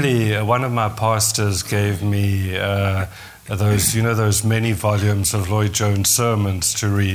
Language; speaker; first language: English; native; English